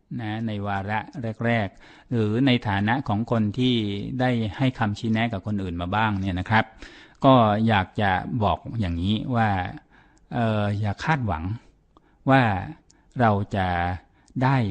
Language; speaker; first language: Thai; native; Thai